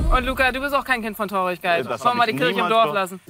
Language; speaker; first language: German; native; German